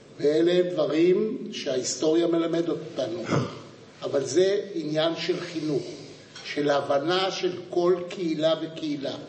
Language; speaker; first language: Hebrew; native; Hebrew